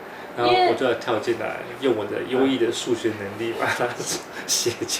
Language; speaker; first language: Chinese; native; Chinese